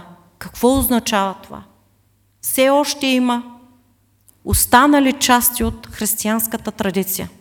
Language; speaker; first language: Bulgarian; native; Bulgarian